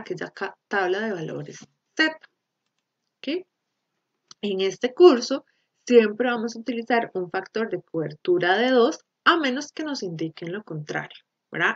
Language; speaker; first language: Spanish; native; Spanish